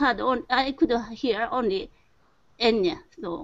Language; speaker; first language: English; non-native, learner; Japanese